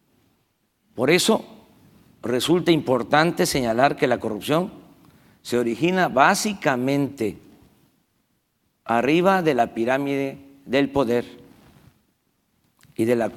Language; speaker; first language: Spanish; native; Spanish